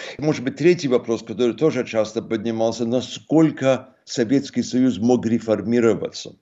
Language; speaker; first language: Russian; early bilingual, heritage; Russian